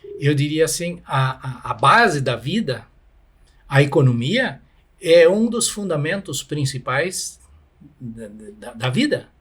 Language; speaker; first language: Portuguese; non-native, local second language; German